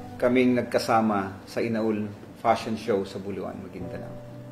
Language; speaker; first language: Filipino; non-native, local second language; Maguindanaon